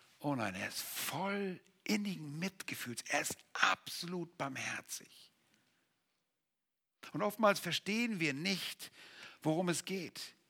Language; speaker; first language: German; native; German